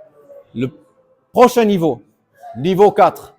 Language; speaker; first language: French; non-native, fluent; German